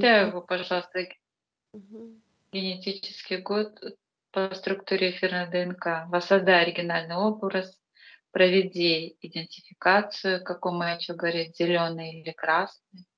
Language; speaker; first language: Russian; native; Russian